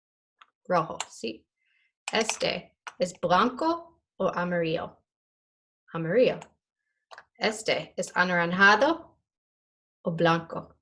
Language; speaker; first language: Spanish; non-native, fluent; English